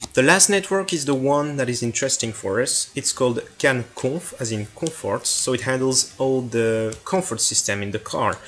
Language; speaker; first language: English; non-native, fluent; French